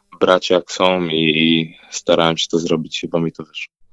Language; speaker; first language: Polish; early bilingual, heritage; Polish